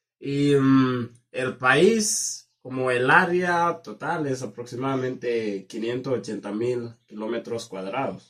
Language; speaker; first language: Spanish; non-native, fluent; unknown